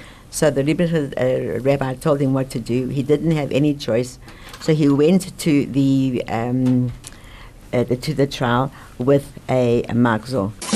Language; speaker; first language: English; native; English